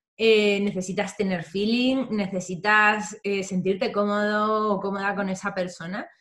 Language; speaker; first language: Spanish; native; Spanish